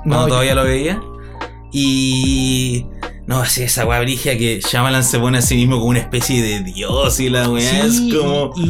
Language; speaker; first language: Spanish; native; Spanish